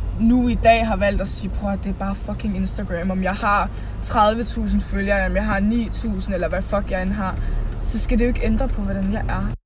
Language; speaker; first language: Danish; native; Danish